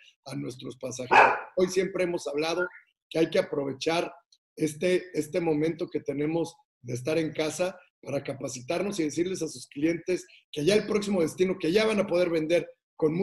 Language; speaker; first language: Spanish; native; Spanish